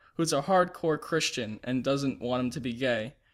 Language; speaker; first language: English; native; English